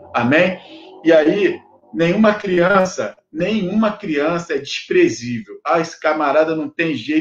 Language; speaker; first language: Portuguese; native; Portuguese